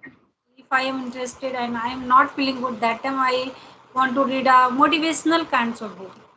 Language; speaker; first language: English; non-native, learner; Hindi